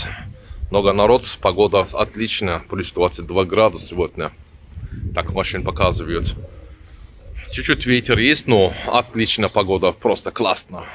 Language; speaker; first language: Russian; non-native, learner; Turkish